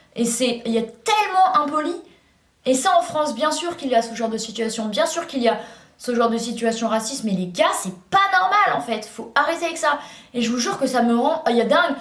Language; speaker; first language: French; native; French